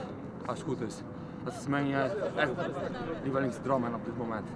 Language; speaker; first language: Dutch; non-native, learner; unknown